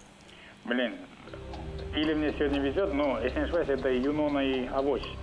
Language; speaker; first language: Russian; native; Russian